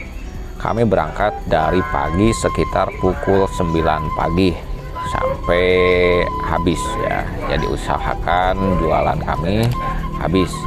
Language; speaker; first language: Indonesian; non-native, local second language; Sundanese